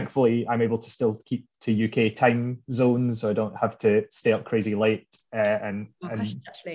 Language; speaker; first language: English; native; English